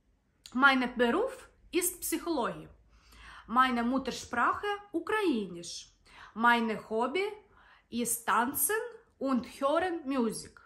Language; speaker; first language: German; non-native, learner; Ukrainian